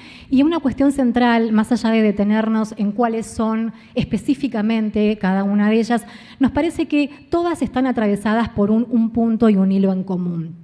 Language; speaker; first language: Spanish; native; Spanish